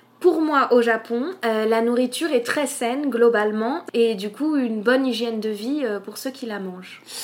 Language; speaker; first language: French; native; French